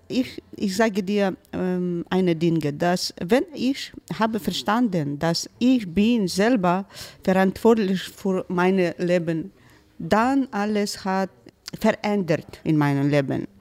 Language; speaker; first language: German; non-native, learner; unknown